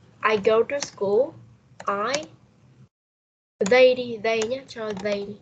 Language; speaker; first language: English; non-native, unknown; Vietnamese